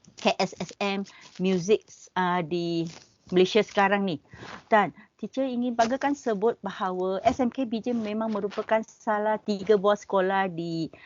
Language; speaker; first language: Malay; non-native, local second language; Chinese